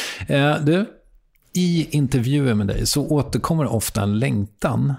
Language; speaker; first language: Swedish; native; Swedish